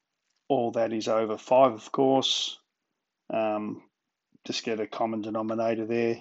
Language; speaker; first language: English; native; English